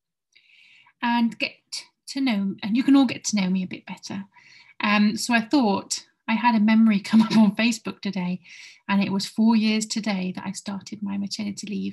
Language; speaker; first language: English; native; English